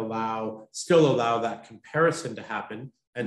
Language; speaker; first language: English; native; English